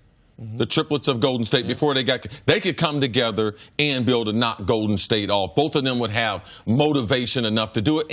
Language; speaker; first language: English; native; English